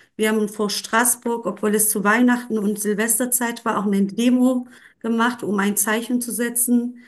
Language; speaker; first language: German; non-native, fluent; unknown